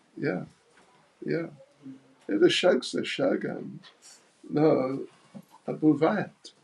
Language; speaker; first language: Russian; non-native, learner; English